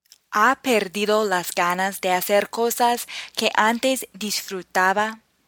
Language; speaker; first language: Spanish; non-native, fluent; English